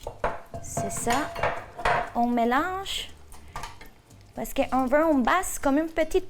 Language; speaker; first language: French; non-native, fluent; Spanish